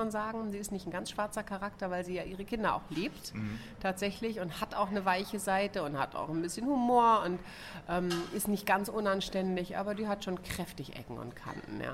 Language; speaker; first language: German; native; German